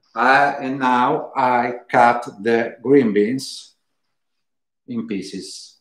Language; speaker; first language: English; non-native, fluent; Italian